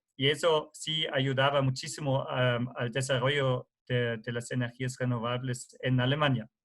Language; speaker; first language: Spanish; non-native, fluent; German